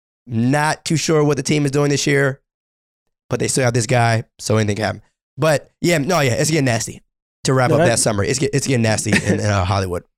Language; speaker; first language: English; native; English